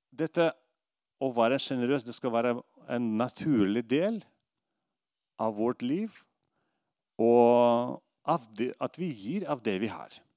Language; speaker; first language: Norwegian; non-native, fluent; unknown